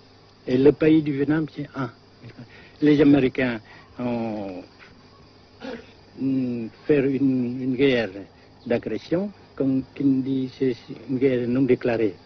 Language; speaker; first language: French; non-native, local second language; Vietnamese